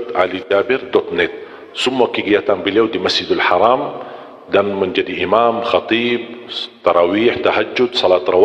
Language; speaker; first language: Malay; non-native, fluent; Arabic